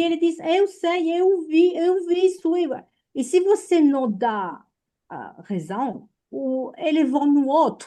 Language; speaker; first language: Portuguese; non-native, fluent; French